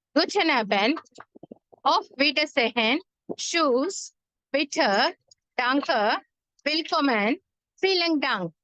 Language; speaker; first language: German; non-native, fluent; Tamil